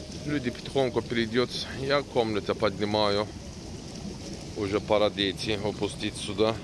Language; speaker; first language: Russian; non-native, learner; Turkish